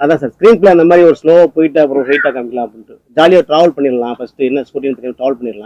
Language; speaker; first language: Tamil; native; Tamil